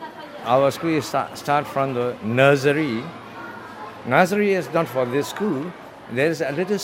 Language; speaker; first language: English; non-native, learner; Burmese